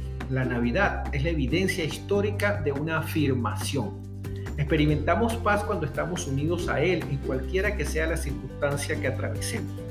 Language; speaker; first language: Spanish; native; Spanish